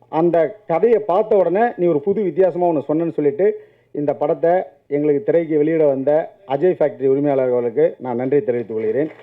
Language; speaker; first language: Tamil; native; Tamil